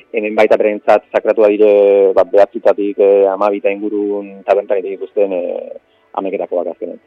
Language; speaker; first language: Basque; native; Basque